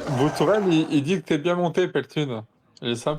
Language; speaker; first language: French; native; French